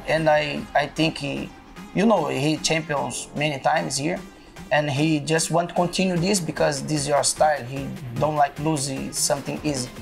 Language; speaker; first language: English; non-native, learner; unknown